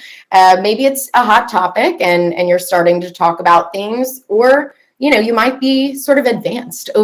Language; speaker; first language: English; native; English